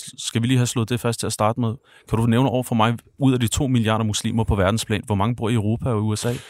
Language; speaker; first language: Danish; early bilingual, other home language; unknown